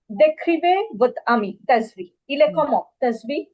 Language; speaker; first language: French; non-native, fluent; Bangla